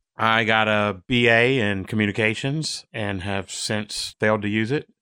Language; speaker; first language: English; native; English